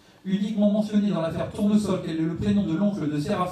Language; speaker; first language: French; native; French